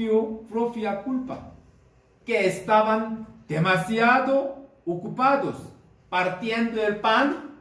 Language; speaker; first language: Spanish; non-native, fluent; Korean